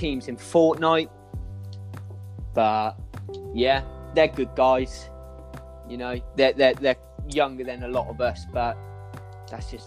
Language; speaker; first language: English; native; English